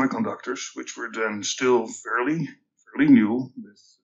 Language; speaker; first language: English; non-native, fluent; Dutch